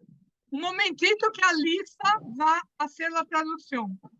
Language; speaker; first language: Spanish; non-native, fluent; Portuguese